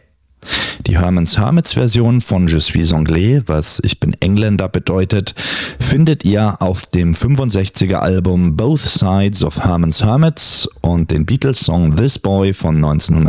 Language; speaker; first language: German; native; German